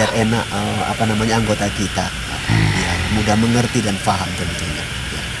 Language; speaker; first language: Indonesian; native; Indonesian